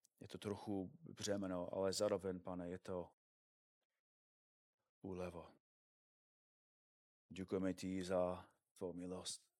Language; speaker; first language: Czech; non-native, fluent; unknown